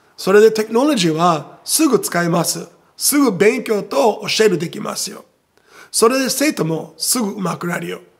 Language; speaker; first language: Japanese; non-native, fluent; Portuguese